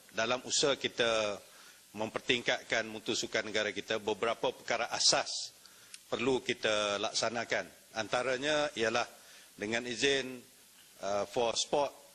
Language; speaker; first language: Malay; native; Malay